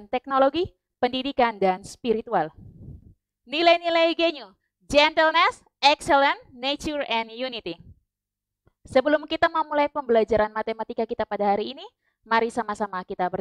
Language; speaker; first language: Indonesian; native; Indonesian